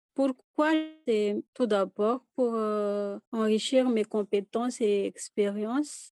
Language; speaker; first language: French; non-native, local second language; Malagasy